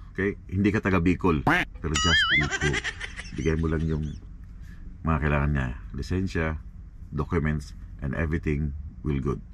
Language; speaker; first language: Filipino; non-native, local second language; Cebuano